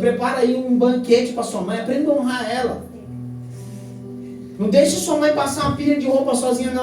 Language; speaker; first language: Portuguese; native; Portuguese